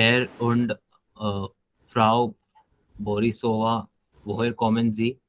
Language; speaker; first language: German; non-native, learner; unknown